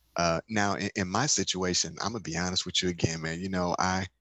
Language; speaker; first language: English; native; English